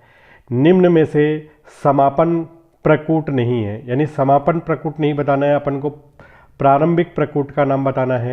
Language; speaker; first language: Hindi; native; Hindi